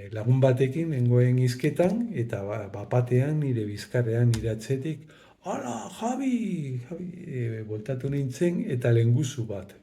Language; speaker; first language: Basque; non-native, local second language; Spanish